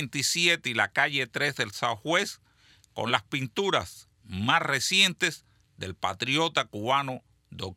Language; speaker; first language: Spanish; native; Spanish